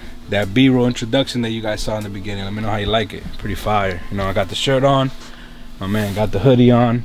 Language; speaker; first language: English; early bilingual, other home language; Spanish